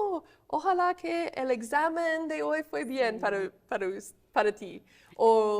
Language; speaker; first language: Spanish; non-native, fluent; English